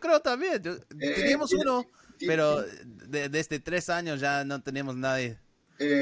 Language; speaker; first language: Spanish; early bilingual, heritage; Spanish